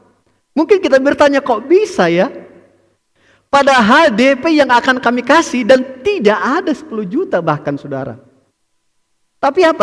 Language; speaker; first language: Indonesian; native; Indonesian